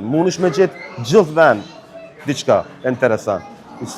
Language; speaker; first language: Albanian; early bilingual, heritage; Turkish